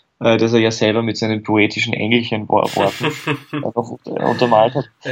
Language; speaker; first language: German; native; German